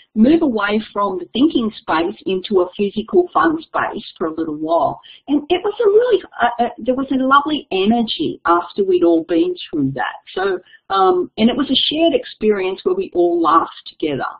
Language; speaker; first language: English; native; English